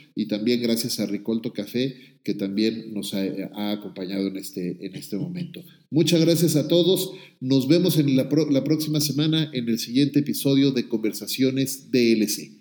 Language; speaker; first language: Spanish; native; Spanish